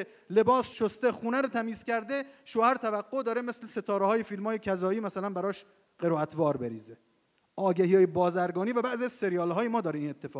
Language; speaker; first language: Persian; native; Persian